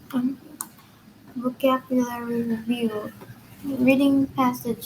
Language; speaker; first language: English; non-native, learner; Vietnamese